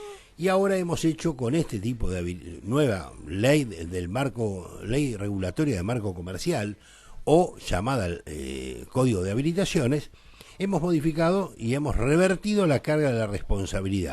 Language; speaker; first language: Spanish; native; Spanish